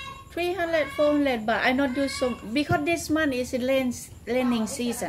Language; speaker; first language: English; non-native, learner; Thai